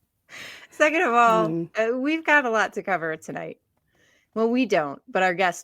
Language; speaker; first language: English; native; English